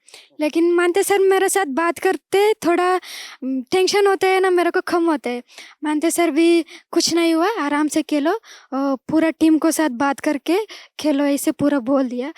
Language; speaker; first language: Hindi; non-native, local second language; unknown